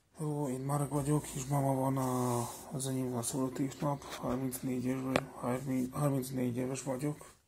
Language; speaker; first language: Hungarian; non-native, learner; Slovak